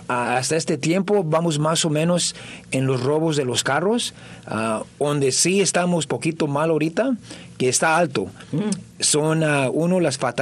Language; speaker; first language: Spanish; early bilingual, heritage; Spanish